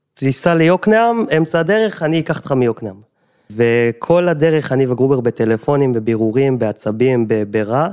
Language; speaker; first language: Hebrew; native; Hebrew